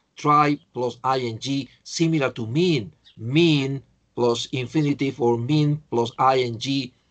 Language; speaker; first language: English; non-native, fluent; Spanish